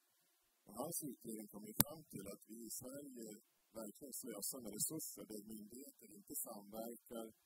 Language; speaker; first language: Swedish; native; Swedish